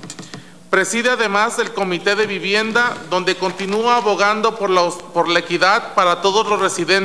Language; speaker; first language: Spanish; native; Spanish